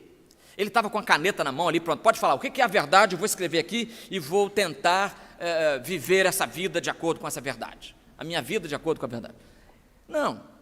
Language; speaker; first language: Portuguese; native; Portuguese